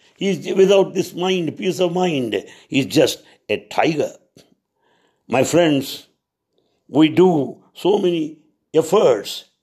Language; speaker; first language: English; non-native, local second language; Telugu